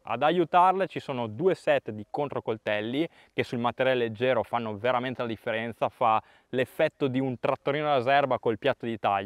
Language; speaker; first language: Italian; native; Italian